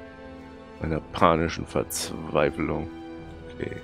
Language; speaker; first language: German; native; German